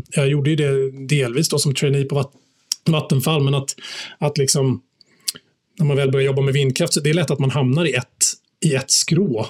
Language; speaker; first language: Swedish; native; Swedish